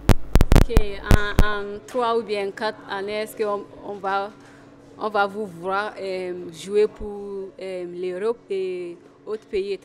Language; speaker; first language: French; non-native, learner; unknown